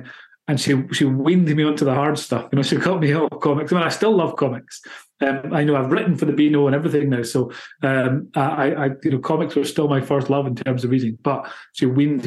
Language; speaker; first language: English; native; English